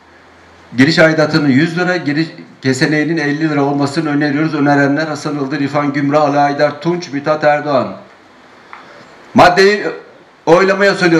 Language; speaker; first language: Turkish; native; Turkish